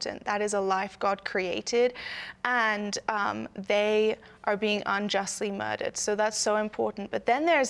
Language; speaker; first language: English; native; English